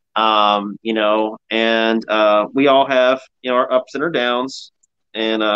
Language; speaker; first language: English; native; English